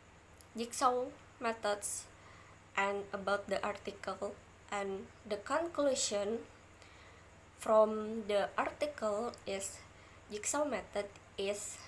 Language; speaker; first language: English; non-native, learner; Indonesian